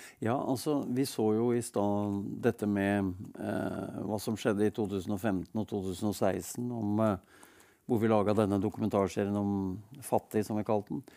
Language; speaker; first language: Norwegian; native; Norwegian